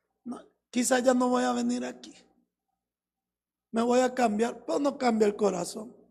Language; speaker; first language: Spanish; native; Spanish